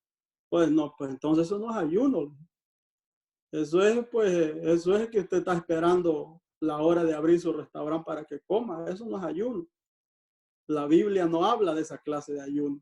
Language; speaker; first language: Spanish; native; Spanish